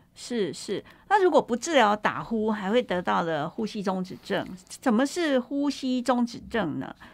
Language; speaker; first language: Chinese; native; Chinese